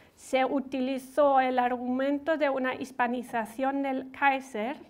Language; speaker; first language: Spanish; non-native, fluent; German